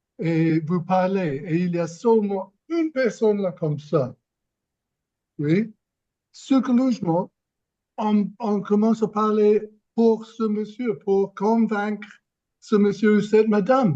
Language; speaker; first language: French; non-native, fluent; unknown